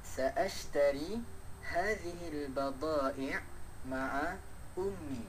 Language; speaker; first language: Arabic; non-native, learner; Malay